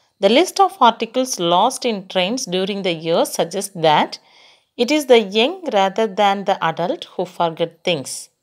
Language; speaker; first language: English; non-native, local second language; Tamil